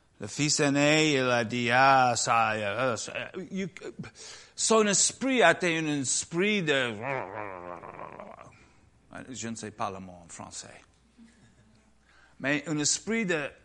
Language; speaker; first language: French; non-native, learner; English